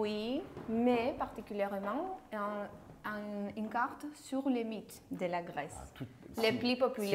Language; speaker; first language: French; non-native, fluent; Greek